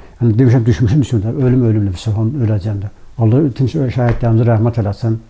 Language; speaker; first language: Azerbaijani; native; Azerbaijani